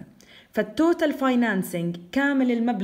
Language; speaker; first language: Arabic; native; Arabic